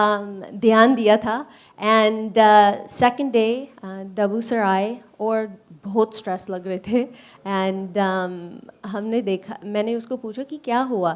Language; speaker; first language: Hindi; early bilingual, heritage; Punjabi